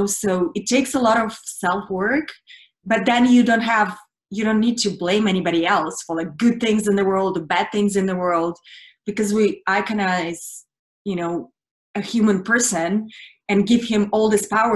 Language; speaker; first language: English; non-native, fluent; Russian